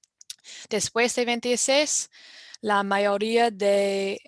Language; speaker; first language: Spanish; non-native, fluent; English